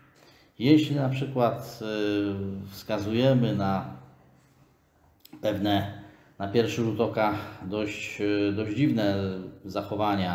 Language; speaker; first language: Polish; native; Polish